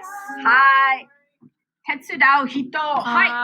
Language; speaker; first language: Japanese; non-native, fluent; English